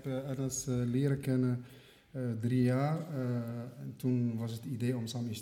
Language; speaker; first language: Dutch; non-native, fluent; Arabic